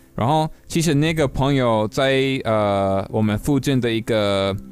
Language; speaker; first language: Chinese; non-native, fluent; English